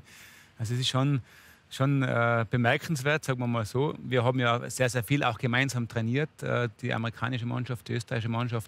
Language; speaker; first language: German; native; German